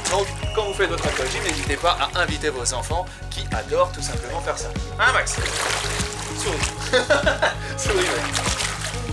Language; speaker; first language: French; native; French